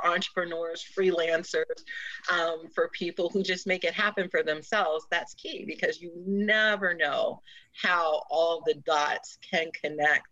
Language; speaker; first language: English; native; English